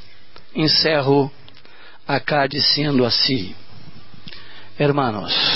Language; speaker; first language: Spanish; non-native, learner; Portuguese